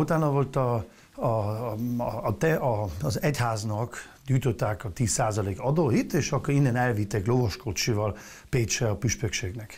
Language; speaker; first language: Hungarian; non-native, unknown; German